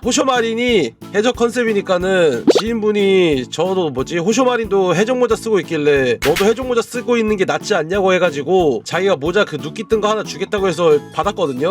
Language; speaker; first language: Korean; native; Korean